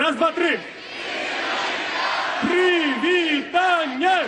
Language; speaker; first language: Polish; non-native, fluent; Belarusian